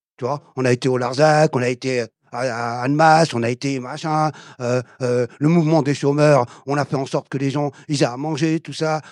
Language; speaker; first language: French; early bilingual, other home language; Arabic